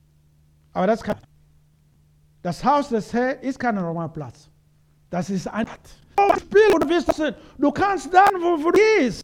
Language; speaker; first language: German; non-native, learner; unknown